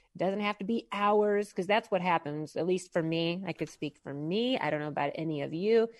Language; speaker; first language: English; native; English